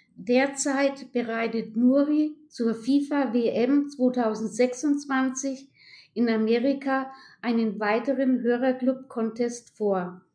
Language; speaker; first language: German; native; German